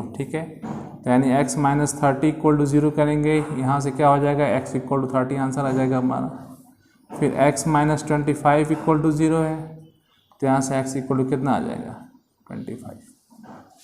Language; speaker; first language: Hindi; native; Hindi